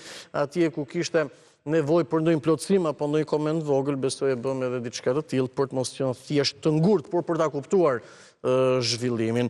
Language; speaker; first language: Albanian; native; Albanian